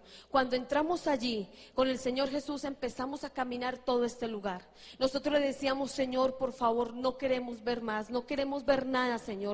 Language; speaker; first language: Spanish; native; Spanish